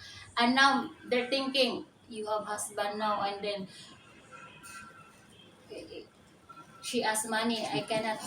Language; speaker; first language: English; non-native, local second language; Cebuano